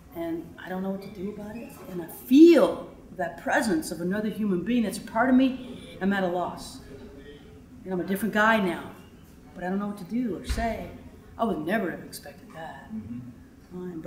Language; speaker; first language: English; native; English